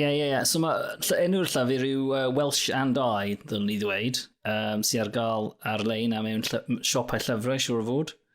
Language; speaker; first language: Welsh; non-native, local second language; English